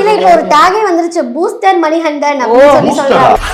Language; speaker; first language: Tamil; native; Tamil